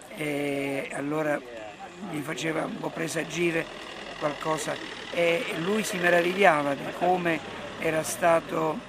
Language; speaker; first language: Italian; native; Italian